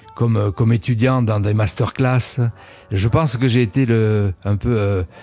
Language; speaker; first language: French; native; French